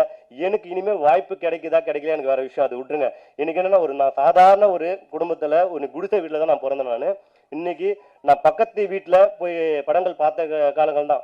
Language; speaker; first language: Tamil; native; Tamil